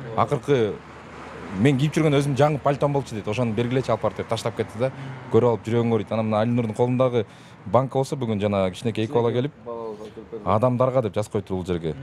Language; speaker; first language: Kyrgyz; native; Kyrgyz